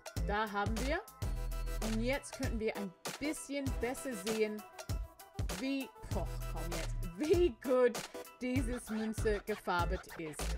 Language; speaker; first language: German; non-native, learner; English